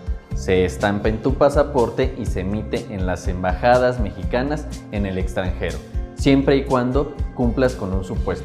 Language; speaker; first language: Spanish; native; Spanish